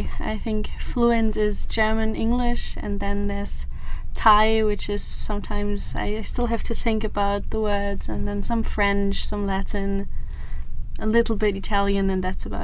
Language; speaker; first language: English; non-native, fluent; German